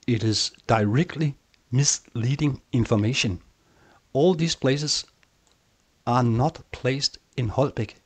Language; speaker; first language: English; non-native, fluent; Danish